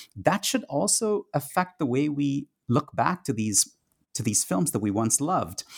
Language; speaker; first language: English; non-native, local second language; Tamil